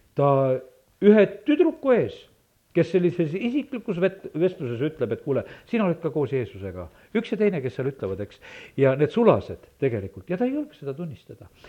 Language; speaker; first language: Estonian; native; Estonian